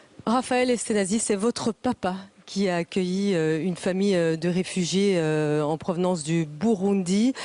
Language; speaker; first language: French; native; French